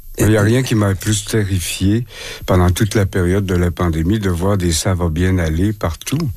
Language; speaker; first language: French; native; French